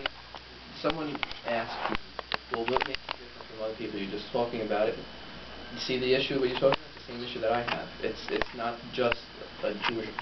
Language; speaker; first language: English; native; English